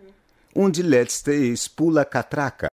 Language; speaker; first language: German; non-native, fluent; Portuguese